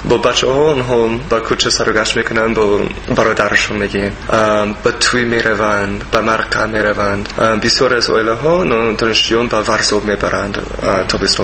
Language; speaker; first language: Persian; non-native, learner; English